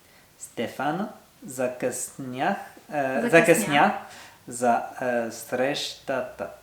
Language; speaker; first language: Bulgarian; non-native, learner; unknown